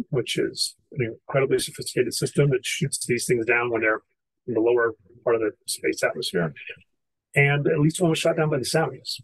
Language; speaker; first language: English; native; English